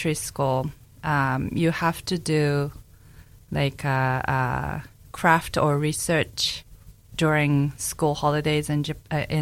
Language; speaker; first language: English; non-native, fluent; Japanese